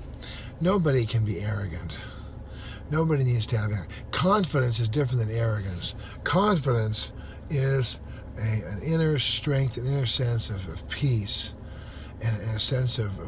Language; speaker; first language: English; native; English